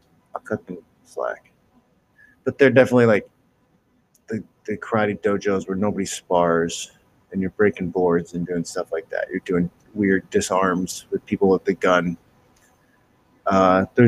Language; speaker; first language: English; native; English